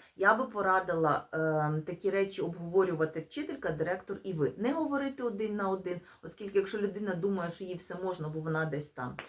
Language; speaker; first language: Ukrainian; non-native, local second language; Russian